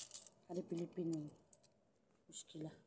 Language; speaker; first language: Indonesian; non-native, learner; Filipino